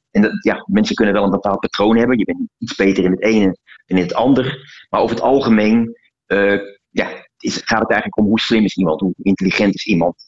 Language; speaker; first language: Dutch; native; Dutch